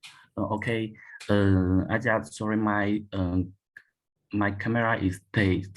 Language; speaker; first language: English; non-native, learner; Chinese